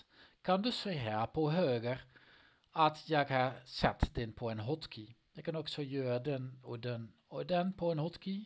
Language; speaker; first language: Swedish; non-native, learner; Dutch